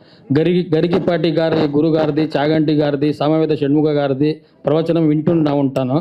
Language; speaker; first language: Telugu; non-native, learner; Kannada